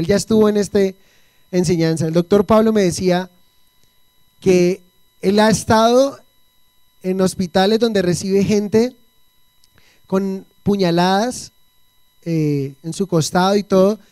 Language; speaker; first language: Spanish; native; Spanish